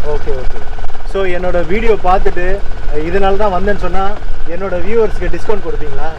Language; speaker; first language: Tamil; native; Tamil